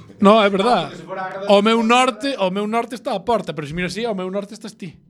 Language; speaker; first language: Galician; native; Galician